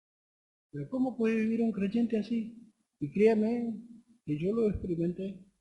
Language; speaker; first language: Spanish; native; Spanish